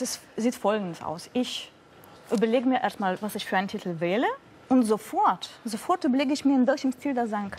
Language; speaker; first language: German; non-native, fluent; Russian